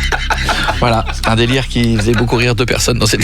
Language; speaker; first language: French; native; French